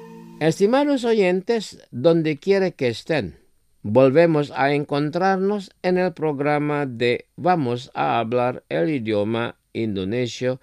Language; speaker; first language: Spanish; non-native, fluent; Indonesian